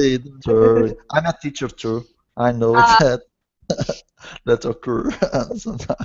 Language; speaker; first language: English; non-native, learner; Portuguese